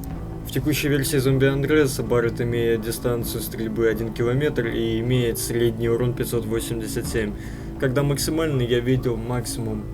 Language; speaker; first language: Russian; native; Russian